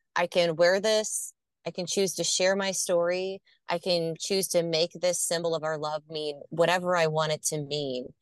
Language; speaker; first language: English; native; English